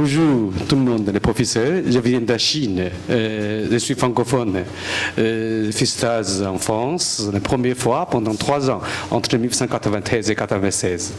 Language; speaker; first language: French; non-native, learner; Chinese